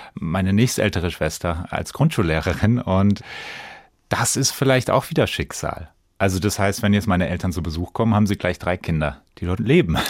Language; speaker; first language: German; native; German